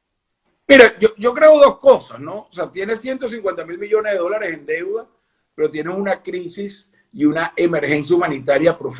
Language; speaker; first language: Spanish; native; Spanish